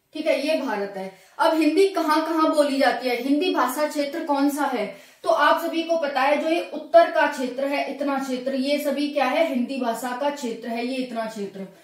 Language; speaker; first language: Hindi; native; Hindi